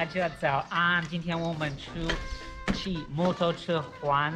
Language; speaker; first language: Chinese; non-native, fluent; English